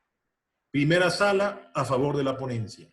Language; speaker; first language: Spanish; native; Spanish